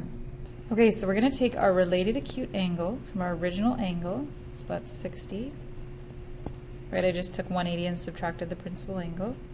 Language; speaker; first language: English; native; English